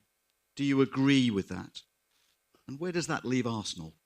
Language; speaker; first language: English; native; English